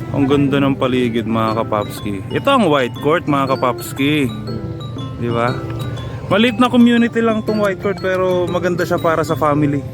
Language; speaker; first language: Filipino; native; Filipino